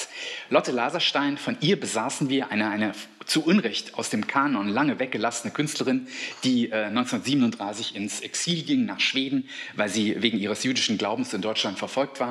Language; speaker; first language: German; native; German